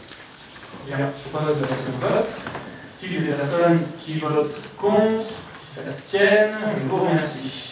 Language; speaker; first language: French; native; French